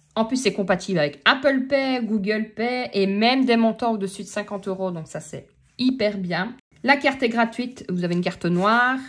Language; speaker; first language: French; native; French